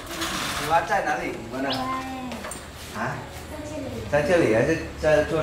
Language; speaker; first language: Chinese; non-native, learner; Vietnamese